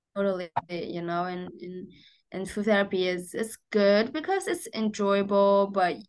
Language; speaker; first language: English; non-native, fluent; Chinese